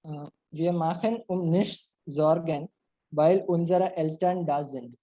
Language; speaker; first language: German; non-native, learner; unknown